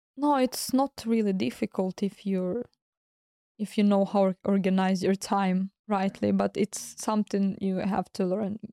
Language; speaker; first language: English; non-native, fluent; Ukrainian